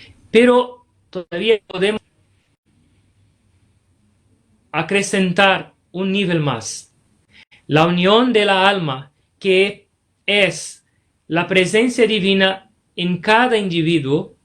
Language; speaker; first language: Spanish; non-native, fluent; Portuguese